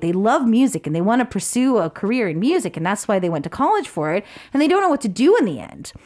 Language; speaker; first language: English; early bilingual, other home language; Korean